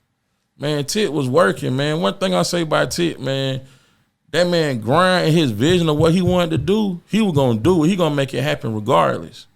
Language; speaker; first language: English; native; English